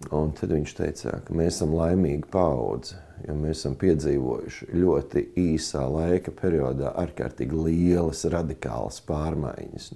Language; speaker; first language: Latvian; native; Latvian